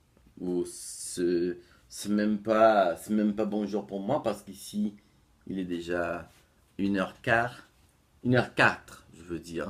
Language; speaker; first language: French; non-native, fluent; Portuguese